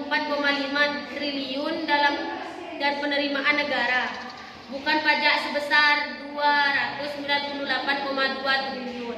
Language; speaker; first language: Indonesian; native; Indonesian